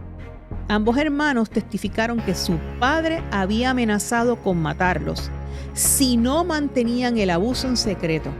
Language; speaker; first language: Spanish; native; Spanish